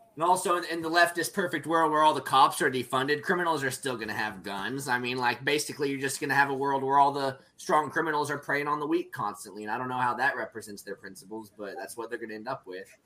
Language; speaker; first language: English; native; English